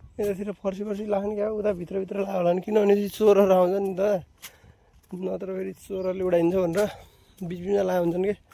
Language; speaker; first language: Nepali; native; Nepali